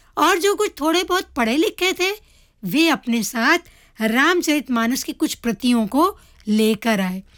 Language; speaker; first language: Hindi; native; Hindi